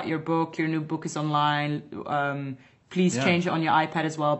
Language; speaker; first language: English; non-native, fluent; Dutch